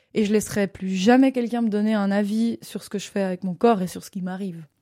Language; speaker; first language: French; native; French